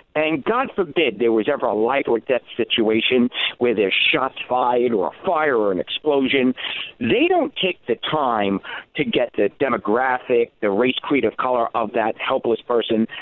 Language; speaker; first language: English; native; English